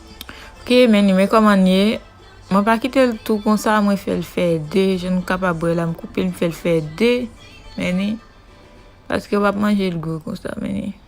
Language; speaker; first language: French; non-native, local second language; Haitian Creole